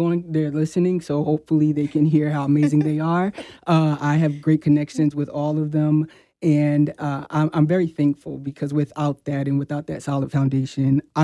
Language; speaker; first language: English; native; English